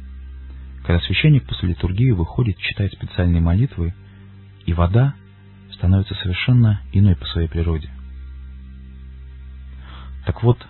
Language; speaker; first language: Russian; native; Russian